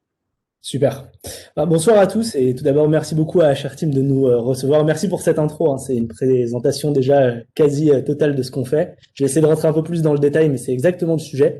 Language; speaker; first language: French; native; French